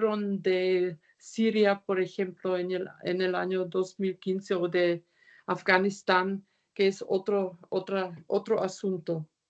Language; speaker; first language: Spanish; non-native, fluent; German